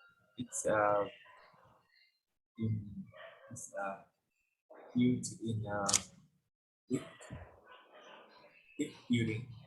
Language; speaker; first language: English; non-native, learner; Vietnamese